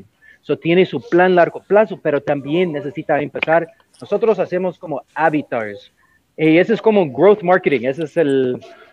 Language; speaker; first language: Spanish; non-native, learner; English